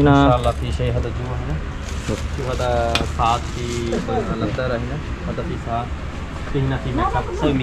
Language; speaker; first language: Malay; non-native, learner; Arabic